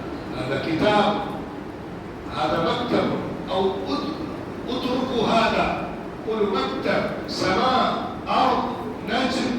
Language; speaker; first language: Arabic; non-native, fluent; Urdu